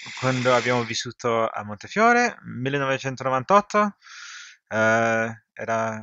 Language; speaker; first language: Italian; early bilingual, other home language; English